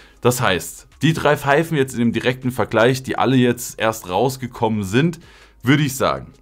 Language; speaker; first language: German; native; German